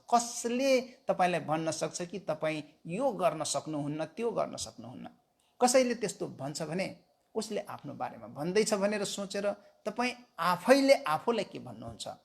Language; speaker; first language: Nepali; non-native, local second language; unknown